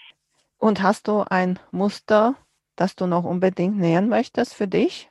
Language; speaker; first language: German; non-native, fluent; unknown